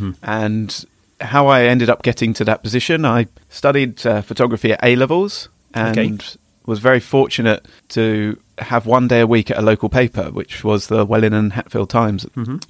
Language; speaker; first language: English; native; English